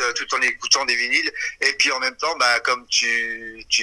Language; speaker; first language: French; native; French